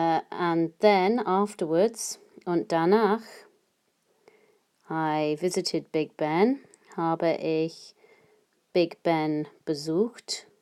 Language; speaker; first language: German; non-native, fluent; English